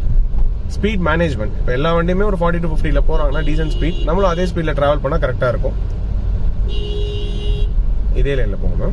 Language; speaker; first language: Tamil; native; Tamil